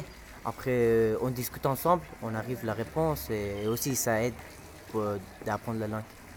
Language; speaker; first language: French; non-native, learner; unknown